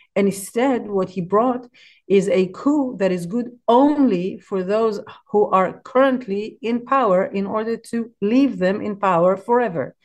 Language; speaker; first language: English; non-native, fluent; Hebrew